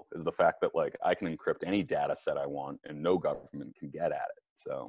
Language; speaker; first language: English; native; English